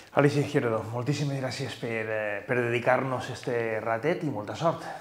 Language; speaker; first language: Catalan; native; Catalan